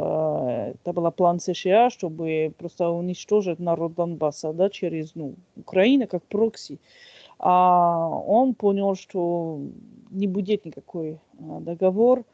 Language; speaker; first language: Russian; non-native, fluent; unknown